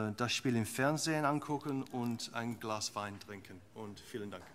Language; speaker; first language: German; non-native, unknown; English